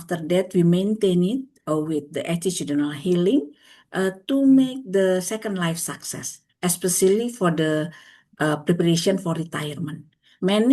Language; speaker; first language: English; non-native, learner; Indonesian